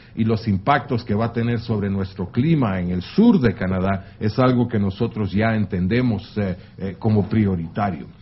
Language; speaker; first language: Spanish; non-native, fluent; French